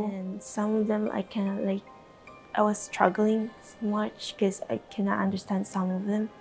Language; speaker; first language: English; non-native, local second language; Iloko